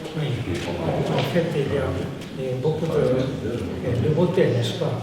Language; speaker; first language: French; non-native, fluent; Korean